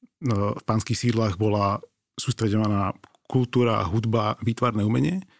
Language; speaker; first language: Slovak; native; Slovak